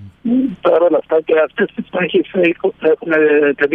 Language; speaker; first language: Greek; early bilingual, heritage; Greek